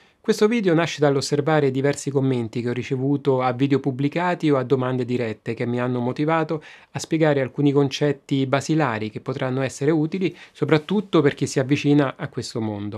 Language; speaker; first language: Italian; native; Italian